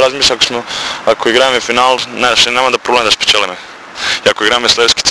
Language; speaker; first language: Bulgarian; non-native, learner; Croatian